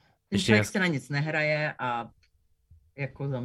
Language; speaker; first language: Czech; native; Czech